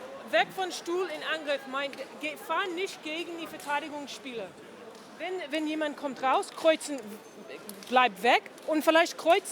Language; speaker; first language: German; non-native, learner; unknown